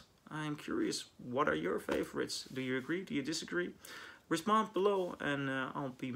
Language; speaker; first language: English; non-native, fluent; Dutch